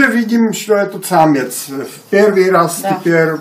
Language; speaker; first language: Russian; non-native, fluent; Czech